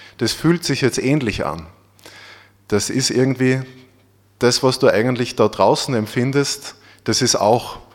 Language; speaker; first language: German; native; German